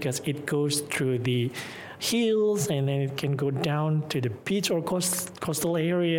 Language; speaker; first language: English; non-native, fluent; Indonesian